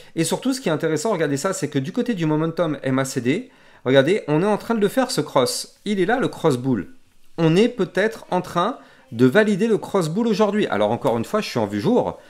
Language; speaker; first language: French; native; French